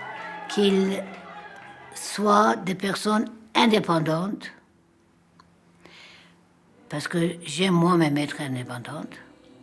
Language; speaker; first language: French; non-native, fluent; Armenian